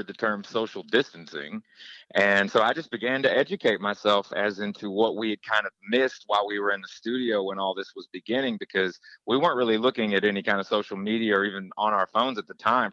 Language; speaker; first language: English; native; English